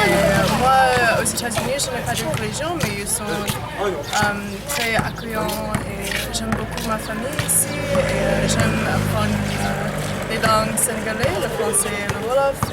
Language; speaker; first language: French; early bilingual, heritage; Chinese